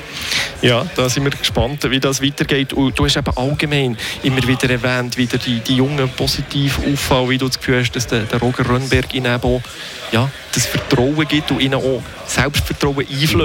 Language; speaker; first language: German; native; German